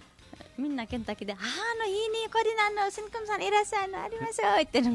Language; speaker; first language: Japanese; non-native, learner; Nepali